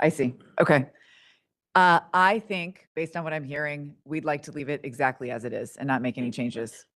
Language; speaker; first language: English; native; English